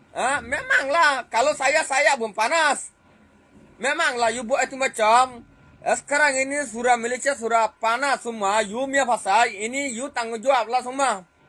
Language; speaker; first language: Malay; non-native, fluent; Rohingya